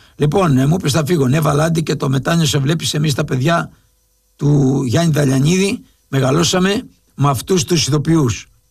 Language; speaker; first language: Greek; native; Greek